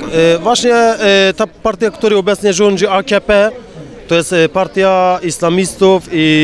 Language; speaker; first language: Polish; non-native, fluent; Kurdish